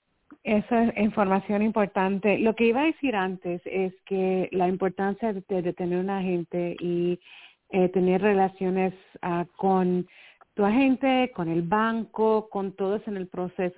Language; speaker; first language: Spanish; early bilingual, heritage; Spanish